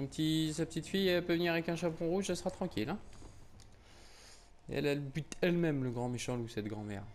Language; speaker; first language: French; native; French